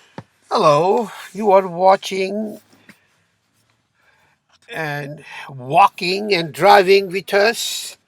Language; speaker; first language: English; non-native, learner; Urdu